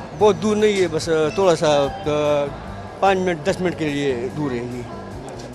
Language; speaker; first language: Hindi; non-native, local second language; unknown